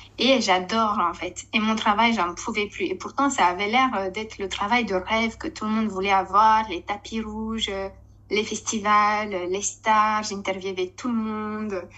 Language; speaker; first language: French; non-native, fluent; Romanian